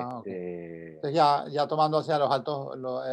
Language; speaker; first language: Spanish; native; Spanish